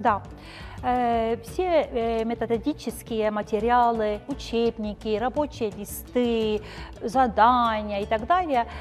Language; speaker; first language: Russian; non-native, fluent; Estonian